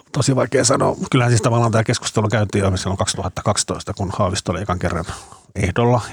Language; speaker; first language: Finnish; early bilingual, other home language; Danish